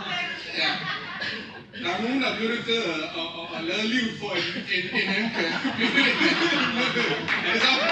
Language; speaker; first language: Danish; early bilingual, other home language; Vietnamese